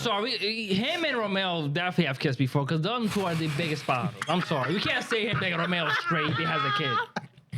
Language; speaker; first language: English; early bilingual, other home language; Spanish